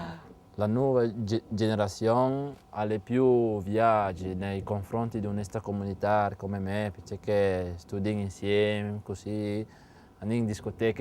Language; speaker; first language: Italian; non-native, learner; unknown